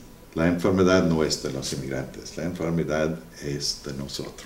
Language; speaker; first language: Spanish; non-native, learner; English